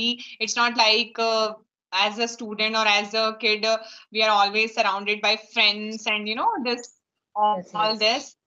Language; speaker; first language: English; non-native, local second language; Hindi